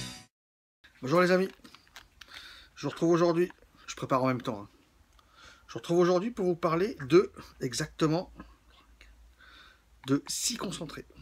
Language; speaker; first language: French; native; French